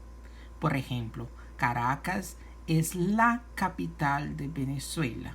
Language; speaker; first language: Spanish; non-native, fluent; Portuguese